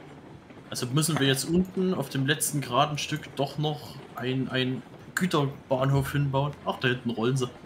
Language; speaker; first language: German; native; German